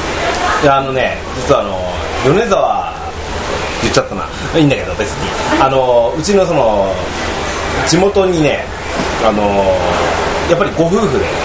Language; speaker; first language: Japanese; native; Japanese